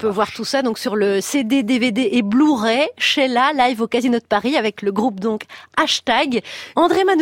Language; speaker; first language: French; native; French